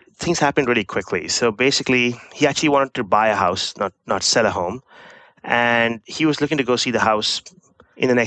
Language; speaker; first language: English; non-native, local second language; Hindi